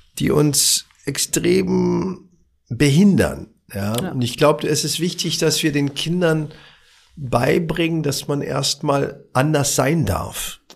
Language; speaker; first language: German; early bilingual, other home language; Arabic